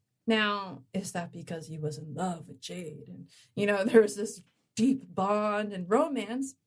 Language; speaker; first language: English; native; English